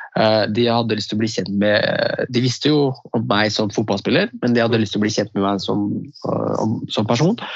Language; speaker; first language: Norwegian; early bilingual, other home language; Riffian